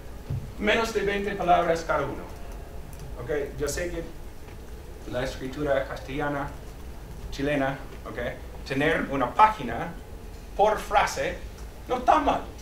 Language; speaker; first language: Spanish; non-native, fluent; English